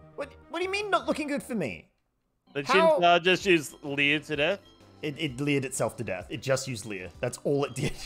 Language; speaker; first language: English; native; English